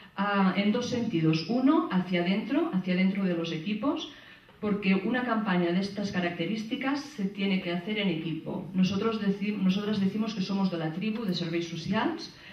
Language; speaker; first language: Spanish; non-native, local second language; Catalan